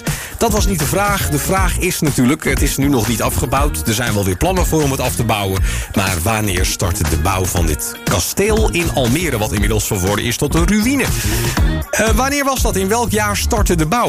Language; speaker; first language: Dutch; native; Dutch